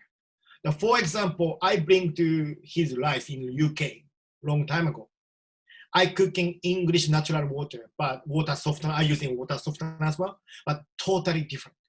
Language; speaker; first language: English; non-native, learner; Japanese